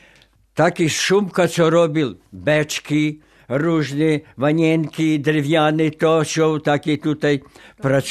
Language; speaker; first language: Polish; non-native, local second language; Ukrainian